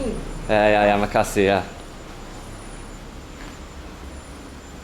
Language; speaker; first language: Indonesian; non-native, learner; English